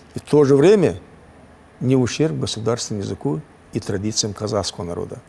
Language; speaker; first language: Russian; non-native, local second language; Chechen